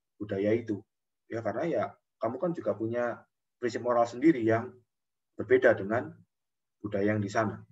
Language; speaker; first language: Indonesian; native; Indonesian